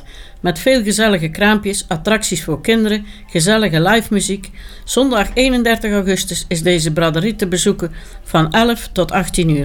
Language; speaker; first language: Dutch; native; Dutch